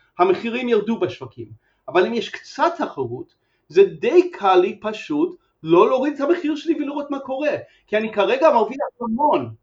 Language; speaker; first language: Hebrew; non-native, fluent; English